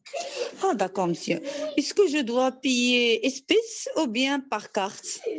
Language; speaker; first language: French; non-native, learner; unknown